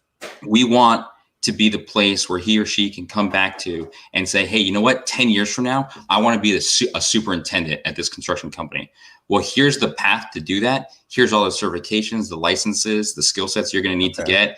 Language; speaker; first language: English; native; English